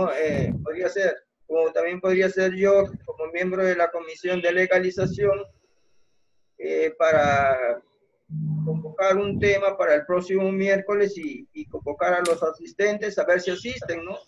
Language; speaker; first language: Spanish; native; Spanish